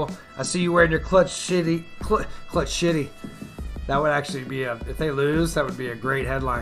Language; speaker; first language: English; native; English